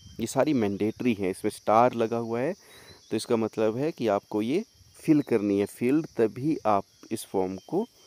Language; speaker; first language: Hindi; native; Hindi